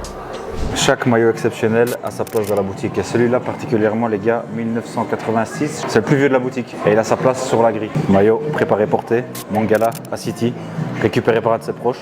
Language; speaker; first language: French; native; French